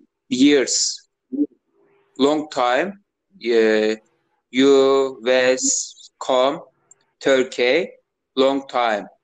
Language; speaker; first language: English; non-native, learner; Turkish